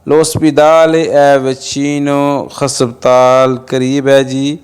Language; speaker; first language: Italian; non-native, fluent; Urdu